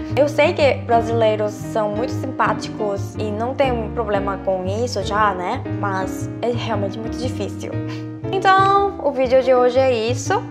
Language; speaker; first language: Portuguese; non-native, fluent; Korean